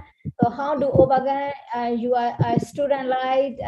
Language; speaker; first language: English; non-native, learner; Burmese